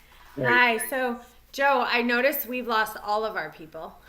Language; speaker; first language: English; native; English